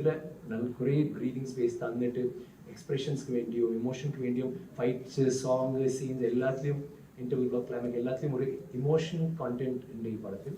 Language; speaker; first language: Malayalam; non-native, learner; Tamil